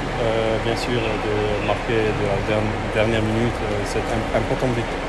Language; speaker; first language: French; non-native, learner; German